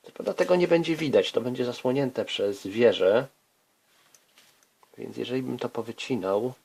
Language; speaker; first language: Polish; native; Polish